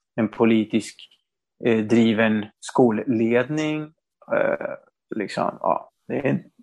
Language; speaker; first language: Swedish; non-native, fluent; Spanish